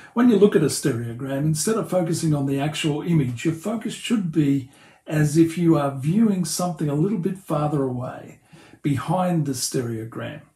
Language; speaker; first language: English; native; English